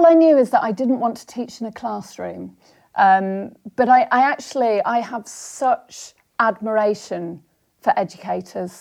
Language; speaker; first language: English; native; English